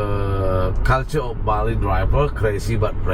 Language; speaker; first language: English; non-native, learner; Indonesian